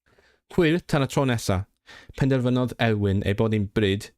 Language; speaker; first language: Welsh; non-native, learner; Cantonese